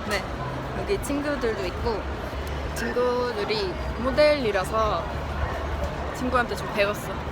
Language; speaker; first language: Korean; non-native, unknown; Swedish